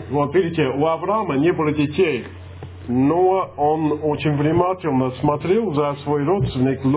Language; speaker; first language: Russian; non-native, fluent; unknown